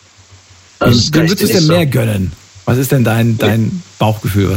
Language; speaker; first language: German; native; German